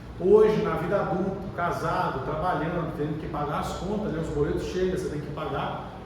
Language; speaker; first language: Portuguese; native; Portuguese